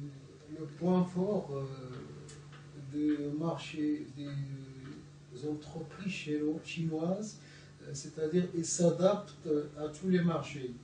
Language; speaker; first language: French; non-native, local second language; Arabic